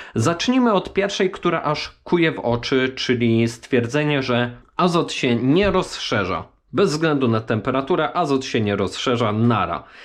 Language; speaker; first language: Polish; native; Polish